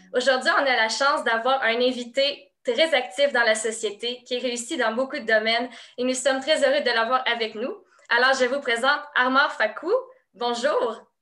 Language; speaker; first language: French; native; French